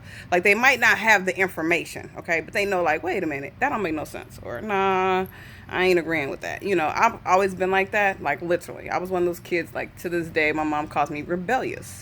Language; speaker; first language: English; native; English